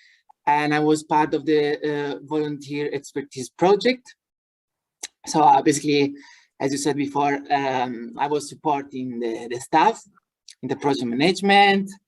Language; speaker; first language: English; non-native, fluent; Italian